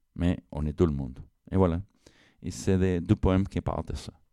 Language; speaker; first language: French; non-native, fluent; Spanish